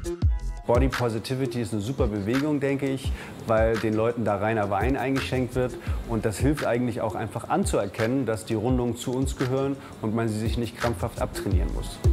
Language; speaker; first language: German; native; German